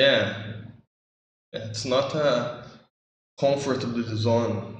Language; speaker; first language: English; non-native, learner; Portuguese